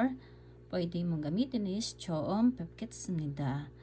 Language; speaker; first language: Korean; non-native, fluent; Filipino